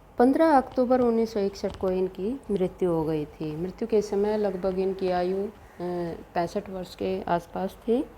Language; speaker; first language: Hindi; native; Hindi